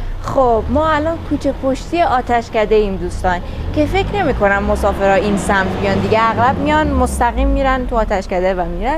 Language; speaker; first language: Persian; native; Persian